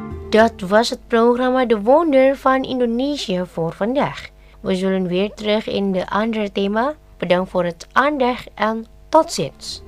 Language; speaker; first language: Dutch; non-native, fluent; Indonesian